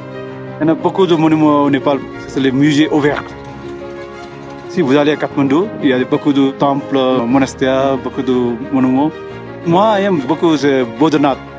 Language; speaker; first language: French; non-native, learner; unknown